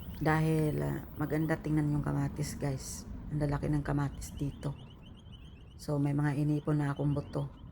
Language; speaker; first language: Filipino; non-native, local second language; Cebuano